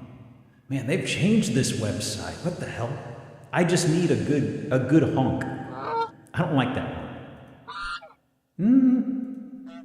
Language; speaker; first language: English; native; English